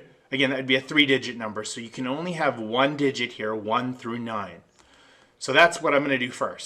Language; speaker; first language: English; native; English